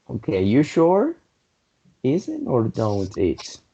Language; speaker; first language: English; non-native, fluent; Spanish